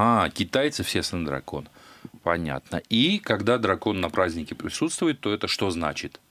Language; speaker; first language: Russian; native; Russian